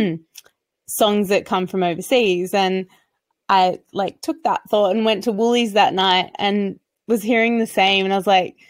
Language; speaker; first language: English; native; English